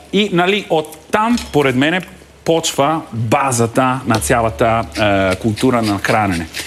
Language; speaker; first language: Bulgarian; non-native, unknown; Italian